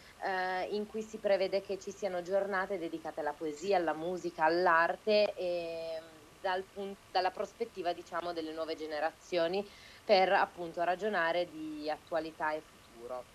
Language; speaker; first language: Italian; native; Italian